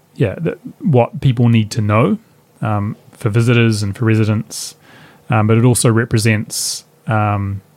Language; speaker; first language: English; native; English